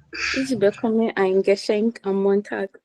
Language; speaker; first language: German; non-native, learner; Akan